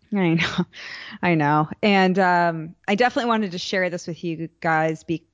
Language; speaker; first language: English; native; English